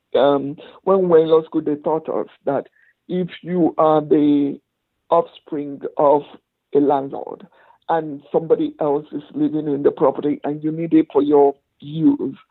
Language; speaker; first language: English; non-native, local second language; Igbo